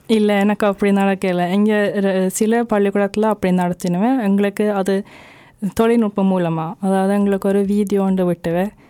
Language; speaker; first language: Tamil; early bilingual, heritage; Norwegian